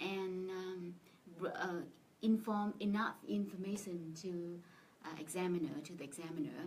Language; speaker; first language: English; non-native, fluent; Vietnamese